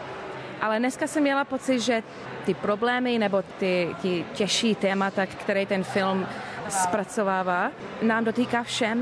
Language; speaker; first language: Czech; early bilingual, heritage; English